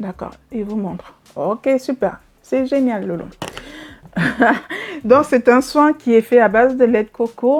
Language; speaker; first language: French; native; French